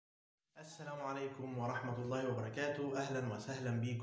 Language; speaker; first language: Arabic; native; Arabic